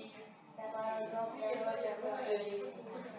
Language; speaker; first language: French; early bilingual, other home language; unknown